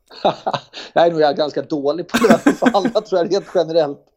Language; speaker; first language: Swedish; native; Swedish